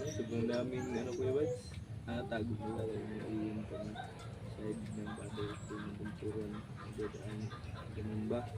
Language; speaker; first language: Filipino; non-native, local second language; Cebuano